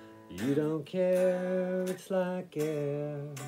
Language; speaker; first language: English; native; English